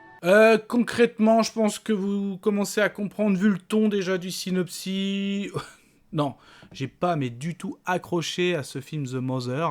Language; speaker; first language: French; native; French